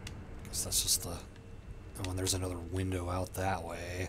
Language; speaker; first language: English; native; English